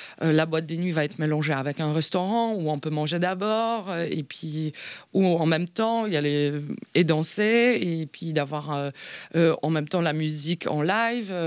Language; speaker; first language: French; non-native, fluent; Polish